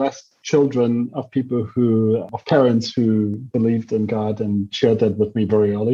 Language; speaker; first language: English; non-native, fluent; German